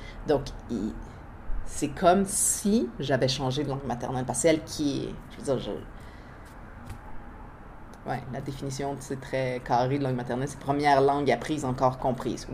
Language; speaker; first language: French; early bilingual, other home language; Spanish